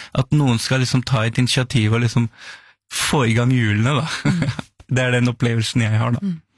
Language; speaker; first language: Norwegian; early bilingual, other home language; Urdu